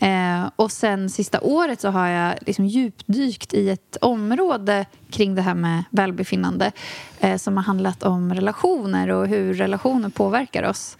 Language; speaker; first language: Swedish; native; Swedish